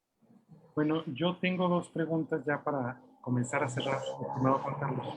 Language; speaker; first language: Spanish; native; Spanish